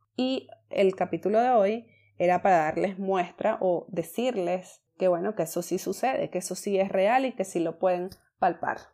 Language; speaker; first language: Spanish; native; Spanish